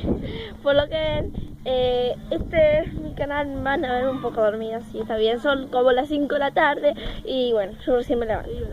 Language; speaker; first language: Spanish; native; Spanish